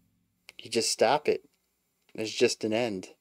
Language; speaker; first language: English; native; English